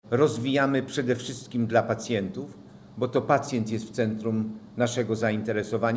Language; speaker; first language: Polish; native; Polish